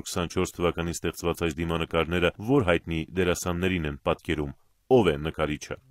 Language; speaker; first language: Armenian; native; Armenian